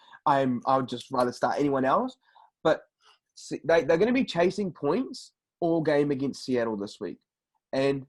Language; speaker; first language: English; native; English